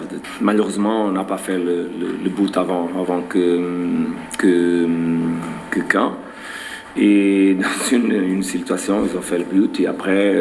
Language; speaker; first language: French; non-native, learner; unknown